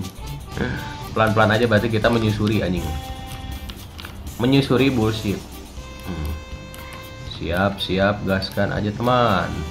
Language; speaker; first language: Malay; non-native, local second language; Sundanese